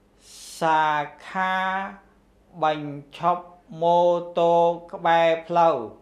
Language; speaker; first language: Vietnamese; non-native, local second language; Khmer